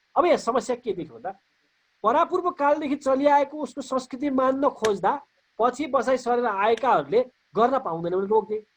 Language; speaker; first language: Nepali; native; Nepali